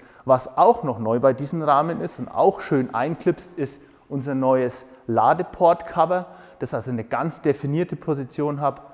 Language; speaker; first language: German; native; German